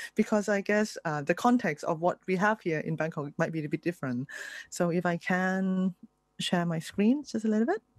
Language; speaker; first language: English; non-native, fluent; Thai